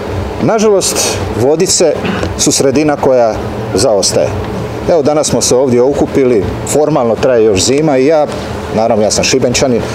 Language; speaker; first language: Serbian; native; Serbian